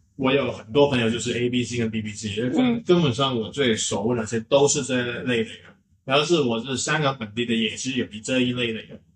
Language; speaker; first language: Chinese; non-native, local second language; Cantonese